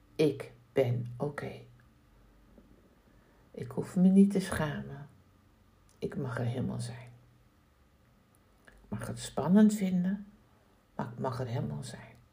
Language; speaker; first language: Dutch; native; Dutch